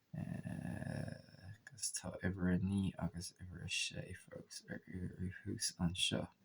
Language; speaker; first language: Irish; non-native, local second language; English